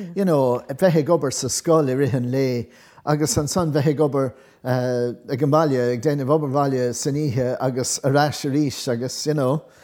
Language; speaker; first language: Irish; non-native, local second language; English